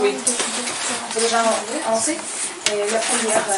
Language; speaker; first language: French; non-native, learner; Ukrainian